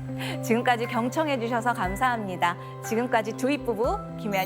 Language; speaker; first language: Korean; native; Korean